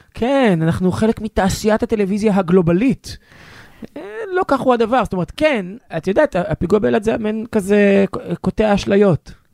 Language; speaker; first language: Hebrew; native; Hebrew